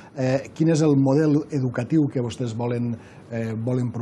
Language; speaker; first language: Catalan; native; Catalan